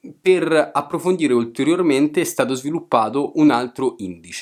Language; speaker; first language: Italian; native; Italian